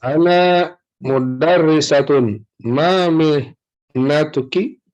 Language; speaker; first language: Arabic; non-native, learner; Indonesian